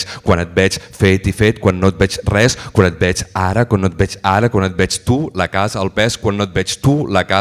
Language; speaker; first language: Catalan; native; Catalan